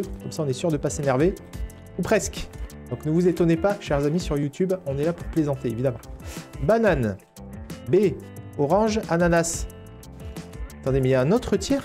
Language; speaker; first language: French; native; French